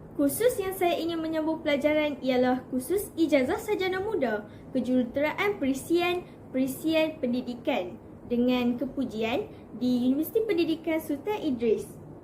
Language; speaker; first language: Malay; native; Malay